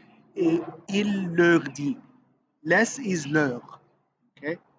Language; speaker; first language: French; non-native, learner; Arabic